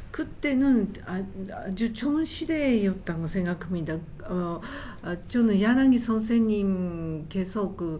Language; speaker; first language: Korean; non-native, fluent; Japanese